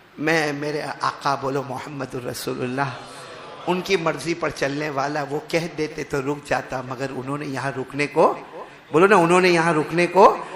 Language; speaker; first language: Urdu; native; Urdu